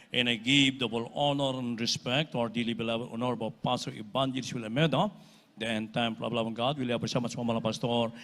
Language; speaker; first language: English; non-native, local second language; Filipino